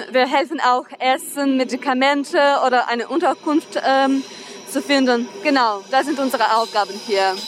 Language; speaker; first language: German; non-native, fluent; Russian